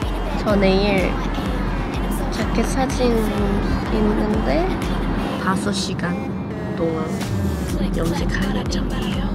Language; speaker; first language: Korean; non-native, fluent; Thai